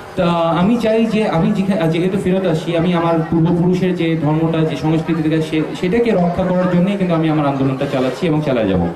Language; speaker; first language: Bangla; early bilingual, heritage; Bangla